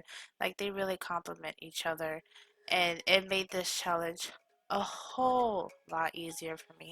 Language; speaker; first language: English; native; English